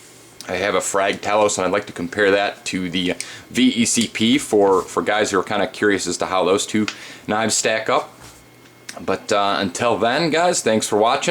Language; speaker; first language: English; native; English